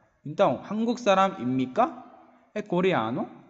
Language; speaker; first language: Portuguese; non-native, learner; Korean